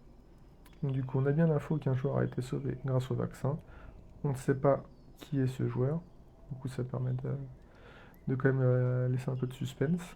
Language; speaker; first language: French; native; French